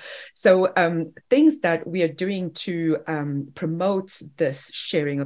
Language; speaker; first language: English; native; English